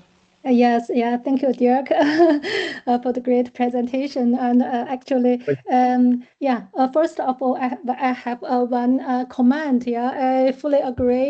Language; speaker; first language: English; non-native, learner; German